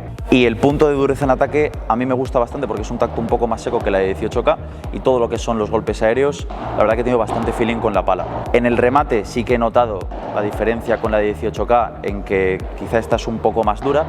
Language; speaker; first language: Spanish; native; Spanish